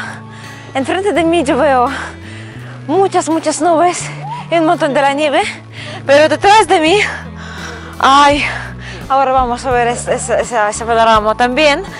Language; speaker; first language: Spanish; non-native, fluent; Russian